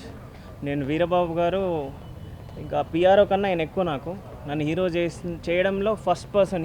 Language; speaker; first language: Telugu; native; Telugu